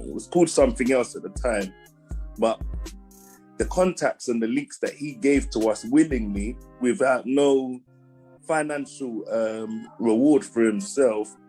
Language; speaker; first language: English; native; English